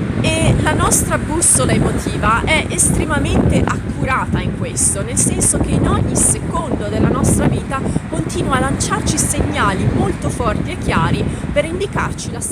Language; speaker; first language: Italian; native; Italian